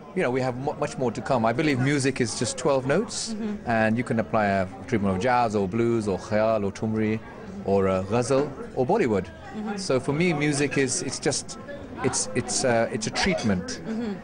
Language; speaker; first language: English; native; English